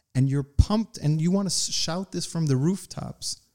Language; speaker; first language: English; native; English